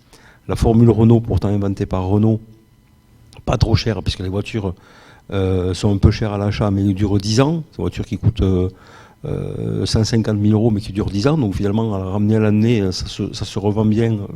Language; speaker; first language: French; native; French